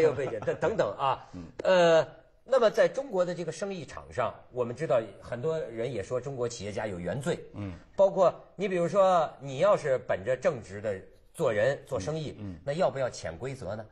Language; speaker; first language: Chinese; native; Chinese